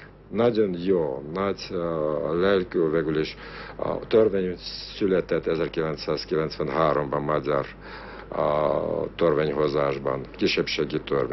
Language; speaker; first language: Hungarian; non-native, fluent; Armenian